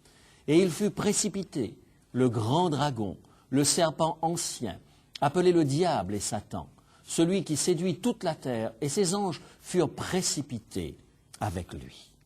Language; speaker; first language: French; native; French